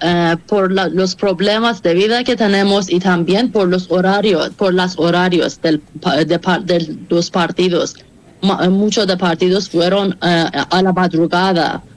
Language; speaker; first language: Spanish; non-native, fluent; Persian